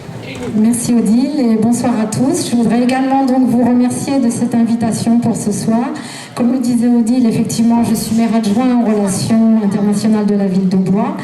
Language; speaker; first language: French; native; French